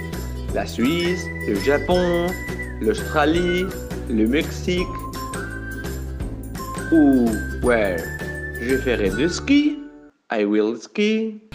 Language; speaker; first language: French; non-native, fluent; Spanish